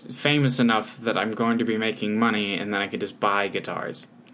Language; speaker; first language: English; native; English